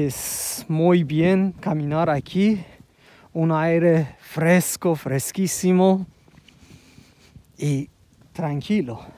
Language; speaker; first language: Spanish; non-native, learner; Persian